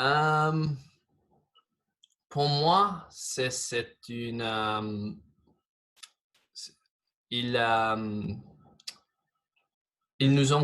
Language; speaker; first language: French; non-native, fluent; English